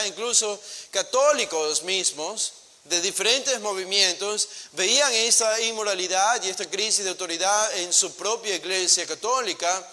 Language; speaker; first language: Spanish; native; Spanish